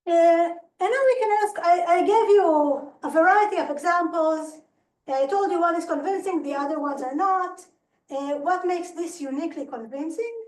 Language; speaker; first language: English; non-native, fluent; Hebrew